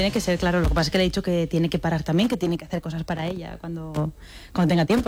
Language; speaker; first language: Spanish; native; Spanish